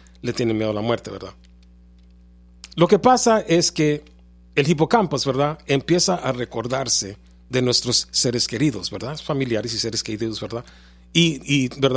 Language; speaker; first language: Spanish; early bilingual, heritage; Spanish